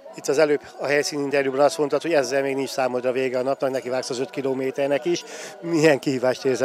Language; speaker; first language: Hungarian; native; Hungarian